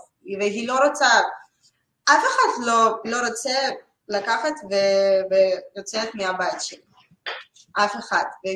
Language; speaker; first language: Hebrew; non-native, learner; Russian